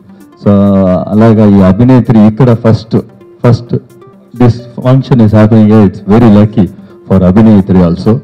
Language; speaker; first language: Telugu; non-native, fluent; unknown